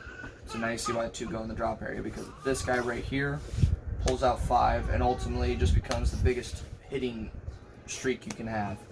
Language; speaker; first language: English; native; English